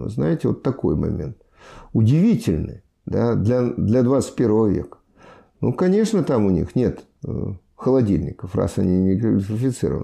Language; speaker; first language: Russian; native; Russian